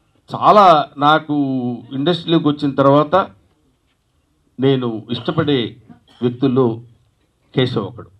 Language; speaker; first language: Telugu; native; Telugu